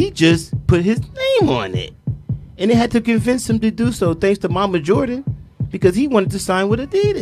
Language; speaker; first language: English; native; English